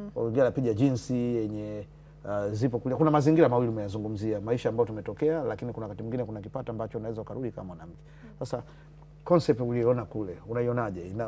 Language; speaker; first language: Swahili; native; Swahili